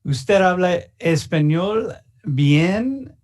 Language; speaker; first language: Spanish; non-native, learner; English